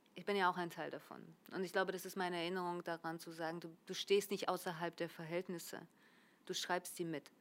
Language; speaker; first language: German; early bilingual, other home language; Russian